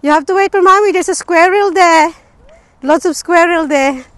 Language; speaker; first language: English; non-native, local second language; Filipino